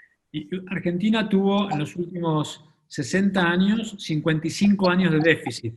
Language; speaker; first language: Spanish; native; Spanish